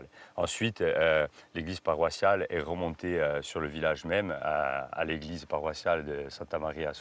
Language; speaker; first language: French; native; French